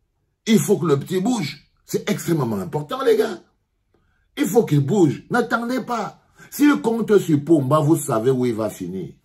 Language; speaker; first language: French; native; French